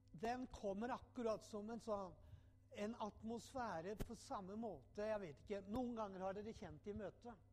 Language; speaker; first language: Norwegian; native; Norwegian